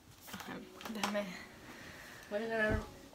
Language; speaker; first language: Spanish; early bilingual, heritage; Spanish